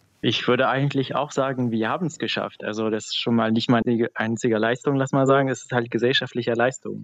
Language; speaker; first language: German; non-native, fluent; Arabic